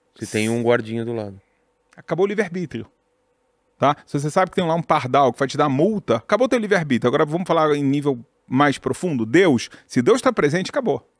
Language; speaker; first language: Portuguese; native; Portuguese